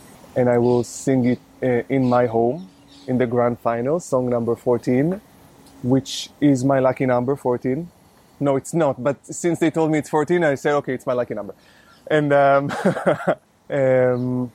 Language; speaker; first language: English; non-native, fluent; Hebrew